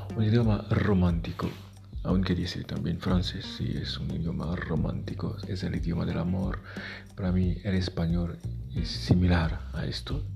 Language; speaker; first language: Spanish; non-native, fluent; Haitian Creole